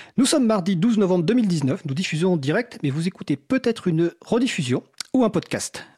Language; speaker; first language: French; native; French